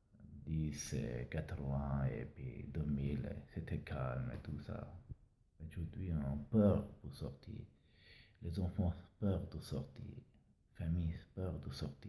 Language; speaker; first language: French; non-native, learner; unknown